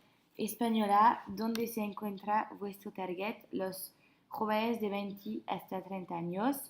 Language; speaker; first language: Spanish; non-native, learner; French